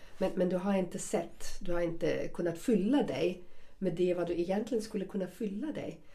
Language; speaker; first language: Swedish; non-native, fluent; German